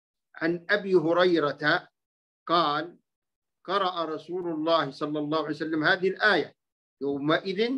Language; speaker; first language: Arabic; native; Arabic